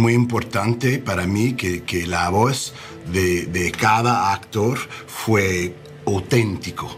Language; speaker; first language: Spanish; non-native, learner; English